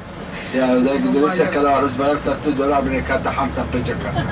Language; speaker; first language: Indonesian; non-native, learner; Hebrew